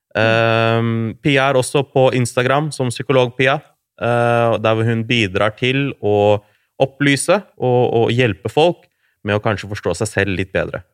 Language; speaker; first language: Norwegian; early bilingual, other home language; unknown